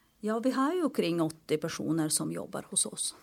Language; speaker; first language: Swedish; non-native, fluent; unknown